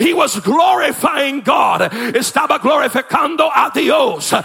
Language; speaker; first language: English; native; English